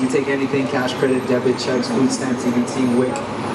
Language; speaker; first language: English; early bilingual, other home language; Spanish